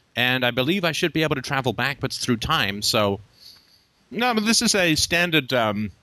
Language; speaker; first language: English; native; English